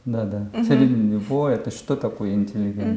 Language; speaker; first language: Russian; non-native, learner; Korean